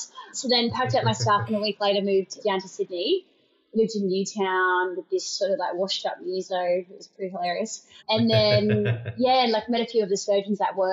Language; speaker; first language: English; native; English